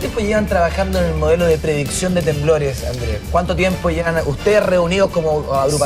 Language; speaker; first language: Spanish; native; Spanish